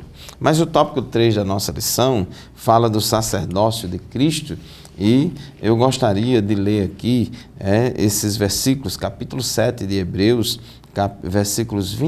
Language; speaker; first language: Portuguese; native; Portuguese